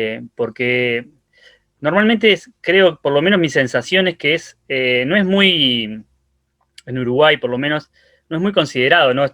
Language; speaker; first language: Spanish; native; Spanish